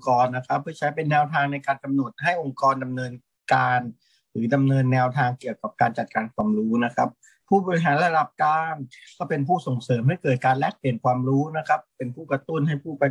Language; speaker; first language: Thai; native; Thai